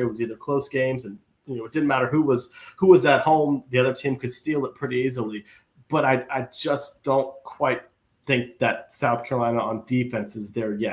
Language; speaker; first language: English; native; English